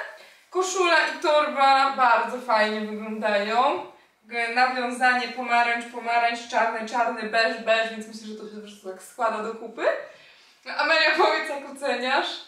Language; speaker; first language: Polish; native; Polish